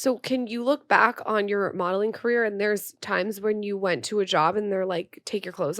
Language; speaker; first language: English; native; English